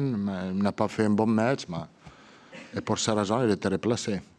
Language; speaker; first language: French; non-native, learner; Italian